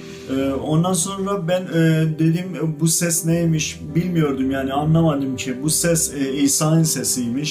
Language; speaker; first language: Turkish; non-native, fluent; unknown